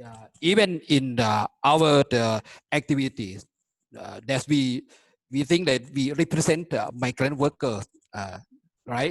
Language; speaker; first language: English; non-native, fluent; Thai